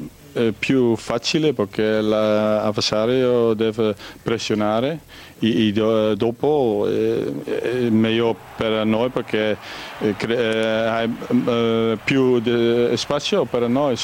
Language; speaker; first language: Italian; non-native, learner; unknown